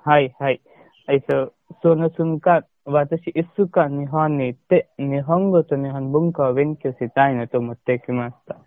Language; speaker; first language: Japanese; non-native, learner; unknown